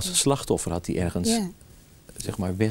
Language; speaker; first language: Dutch; native; Dutch